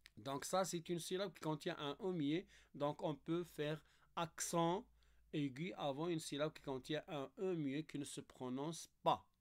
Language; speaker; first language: French; non-native, local second language; Arabic